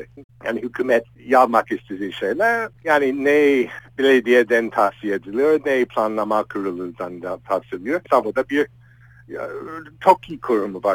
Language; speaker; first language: Turkish; non-native, fluent; English